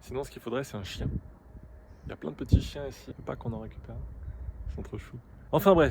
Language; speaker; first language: French; native; French